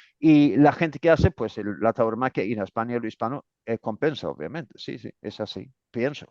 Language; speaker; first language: Spanish; non-native, fluent; Swedish